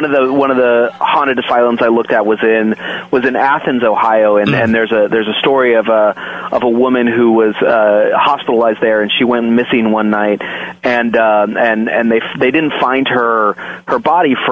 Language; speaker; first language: English; native; English